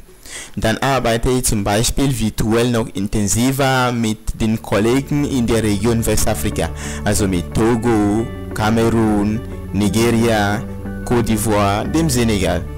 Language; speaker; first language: German; non-native, fluent; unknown